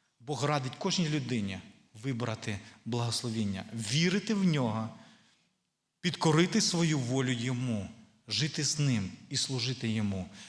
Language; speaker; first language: Ukrainian; non-native, local second language; Russian